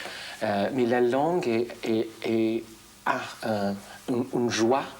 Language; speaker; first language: French; non-native, fluent; English